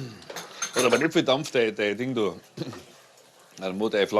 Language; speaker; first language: German; native; German